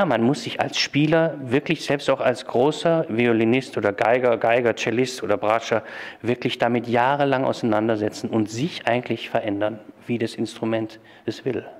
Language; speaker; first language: German; native; German